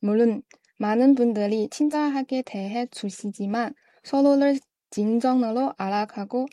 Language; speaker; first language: Korean; non-native, learner; Chinese